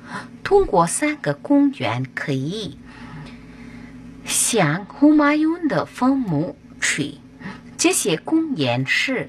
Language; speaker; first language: Chinese; non-native, fluent; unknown